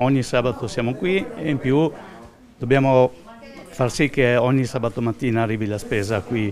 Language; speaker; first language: Italian; native; Italian